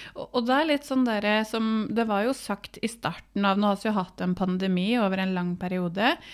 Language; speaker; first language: Norwegian; native; Norwegian